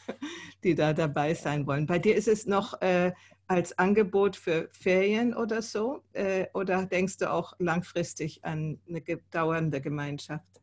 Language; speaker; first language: German; non-native, fluent; English